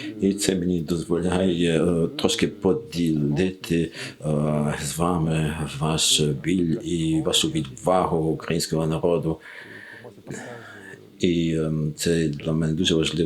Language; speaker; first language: Ukrainian; non-native, learner; French